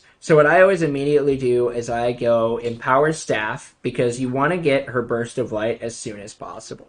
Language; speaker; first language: English; native; English